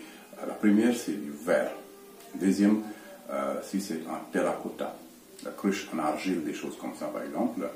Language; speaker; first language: French; non-native, fluent; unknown